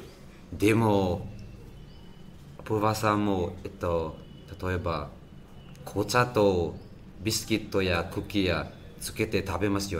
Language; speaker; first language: Japanese; non-native, learner; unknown